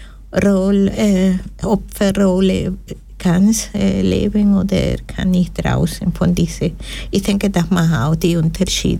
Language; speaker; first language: German; non-native, fluent; Spanish